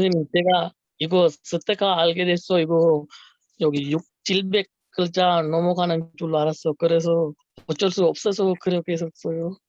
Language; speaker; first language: Korean; non-native, learner; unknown